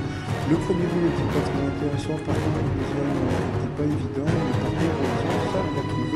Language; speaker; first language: French; native; French